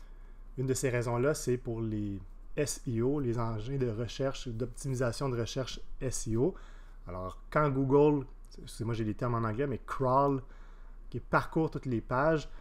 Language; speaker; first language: French; native; French